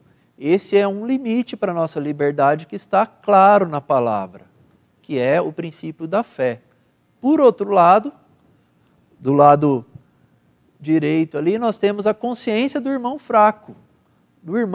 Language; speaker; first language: Portuguese; native; Portuguese